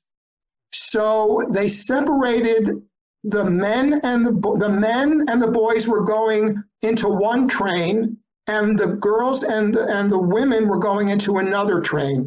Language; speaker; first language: English; early bilingual, other home language; Yiddish